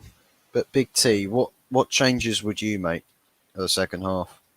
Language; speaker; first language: English; native; English